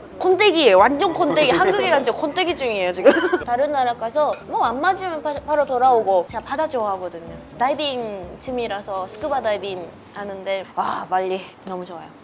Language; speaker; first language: Korean; non-native, fluent; Japanese